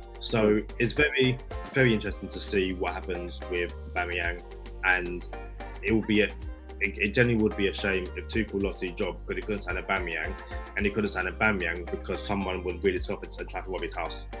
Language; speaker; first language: English; native; English